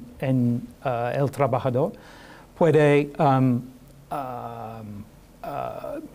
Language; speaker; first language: Spanish; non-native, learner; English